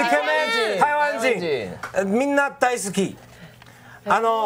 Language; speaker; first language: Japanese; non-native, learner; Chinese